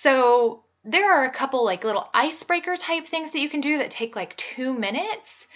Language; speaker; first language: English; native; English